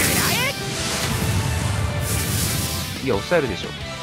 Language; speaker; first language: Japanese; native; Japanese